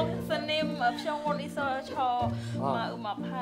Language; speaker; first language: Korean; non-native, learner; Khmer